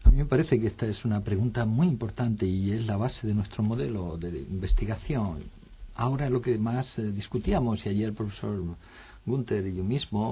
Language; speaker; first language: Spanish; native; Spanish